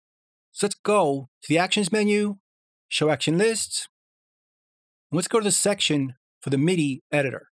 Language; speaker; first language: English; native; English